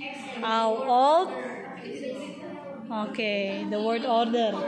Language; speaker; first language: English; non-native, fluent; Indonesian